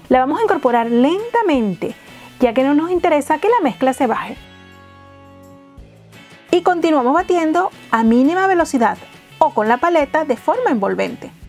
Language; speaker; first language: Spanish; native; Spanish